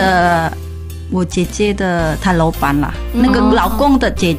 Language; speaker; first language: Chinese; non-native, learner; Indonesian